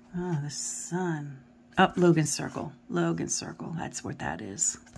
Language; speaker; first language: English; native; English